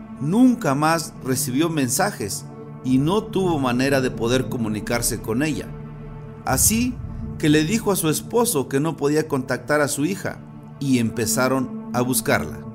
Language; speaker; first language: Spanish; native; Spanish